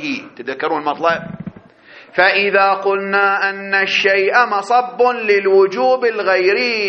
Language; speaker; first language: Arabic; native; Arabic